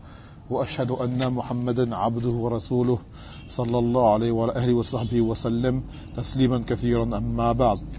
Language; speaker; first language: Arabic; non-native, fluent; French